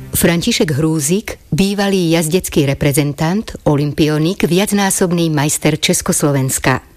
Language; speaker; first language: Slovak; native; Slovak